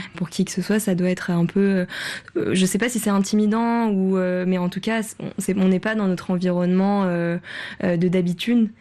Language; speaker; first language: French; native; French